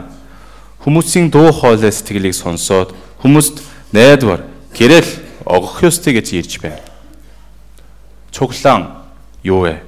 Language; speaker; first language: Mongolian; non-native, fluent; Korean